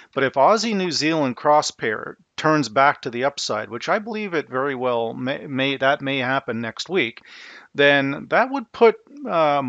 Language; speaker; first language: English; native; English